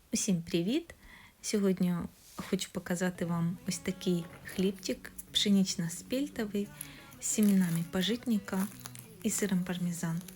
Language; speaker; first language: Ukrainian; non-native, local second language; Russian